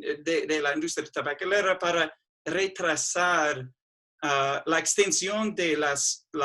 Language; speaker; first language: Spanish; non-native, fluent; English